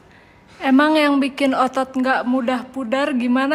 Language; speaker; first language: Indonesian; native; Indonesian